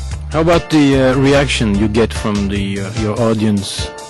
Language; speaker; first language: English; non-native, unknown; Turkish